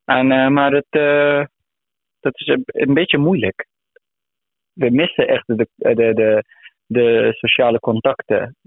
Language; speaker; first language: Dutch; non-native, learner; Arabic